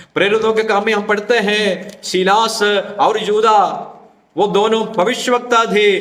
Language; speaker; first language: Hindi; non-native, local second language; Malayalam